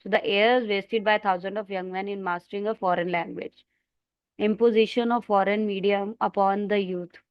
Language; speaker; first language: English; non-native, local second language; Punjabi